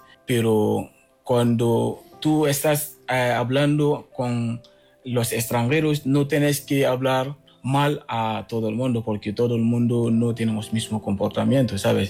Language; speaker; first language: Spanish; non-native, learner; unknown